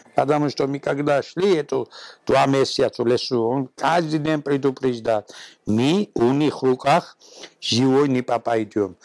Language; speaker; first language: Russian; non-native, local second language; Georgian